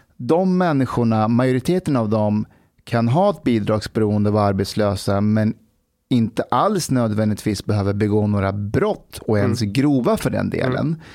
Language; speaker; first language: Swedish; early bilingual, other home language; Persian